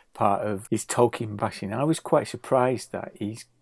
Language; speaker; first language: English; native; English